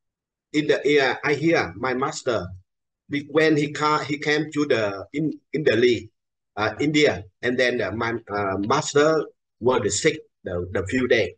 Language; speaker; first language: English; non-native, learner; Vietnamese